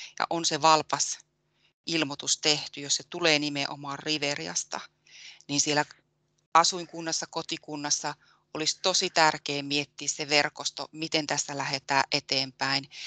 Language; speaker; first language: Finnish; native; Finnish